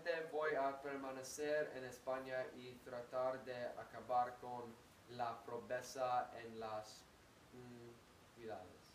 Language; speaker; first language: Spanish; non-native, learner; English